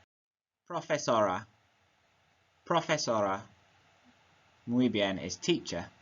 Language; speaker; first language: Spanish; non-native, learner; English